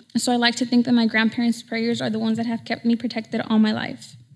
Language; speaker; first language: English; early bilingual, other home language; Spanish